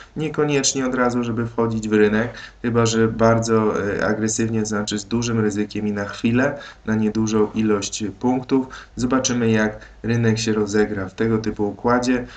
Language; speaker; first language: Polish; native; Polish